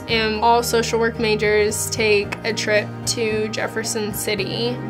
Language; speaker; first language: English; native; English